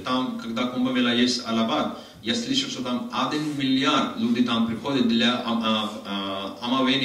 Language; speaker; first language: Russian; non-native, learner; Hindi